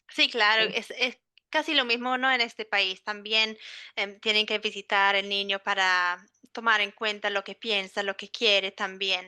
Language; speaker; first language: Spanish; non-native, fluent; English